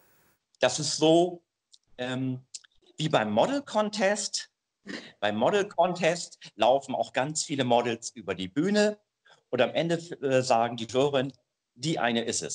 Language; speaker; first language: German; native; German